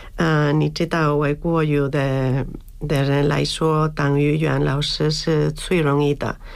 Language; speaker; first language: Chinese; non-native, learner; Spanish